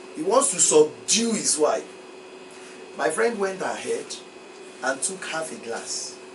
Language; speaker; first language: English; non-native, local second language; Yoruba